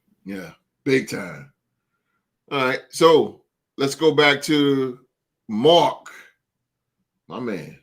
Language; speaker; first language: English; native; English